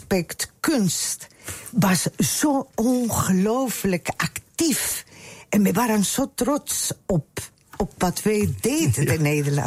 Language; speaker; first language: Dutch; non-native, fluent; Spanish